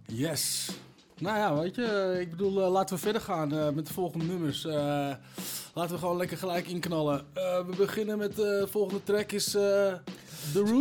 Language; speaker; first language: Dutch; native; Dutch